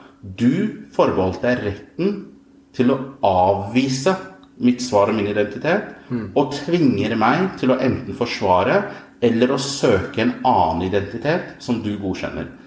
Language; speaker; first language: Norwegian; native; Norwegian